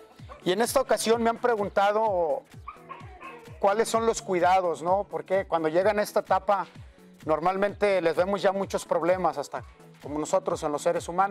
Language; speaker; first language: Spanish; native; Spanish